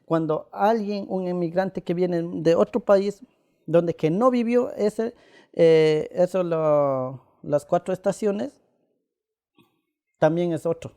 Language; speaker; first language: Spanish; non-native, local second language; Quechua